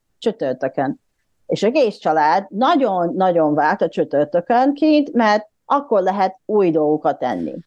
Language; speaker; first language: Hungarian; non-native, fluent; Japanese